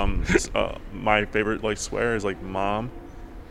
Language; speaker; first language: English; early bilingual, other home language; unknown